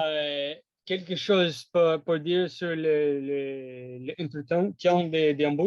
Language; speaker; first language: French; non-native, learner; English